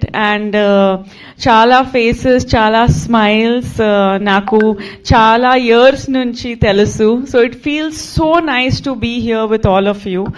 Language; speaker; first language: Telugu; non-native, local second language; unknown